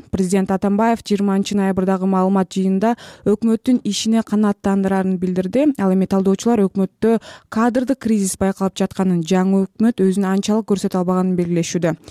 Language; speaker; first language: Kyrgyz; native; Kyrgyz